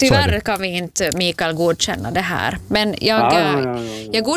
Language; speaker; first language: Swedish; native; Swedish